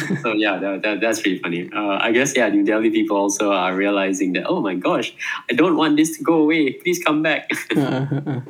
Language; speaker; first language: English; non-native, fluent; Malay